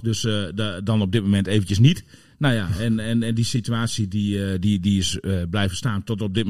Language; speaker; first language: Dutch; native; Dutch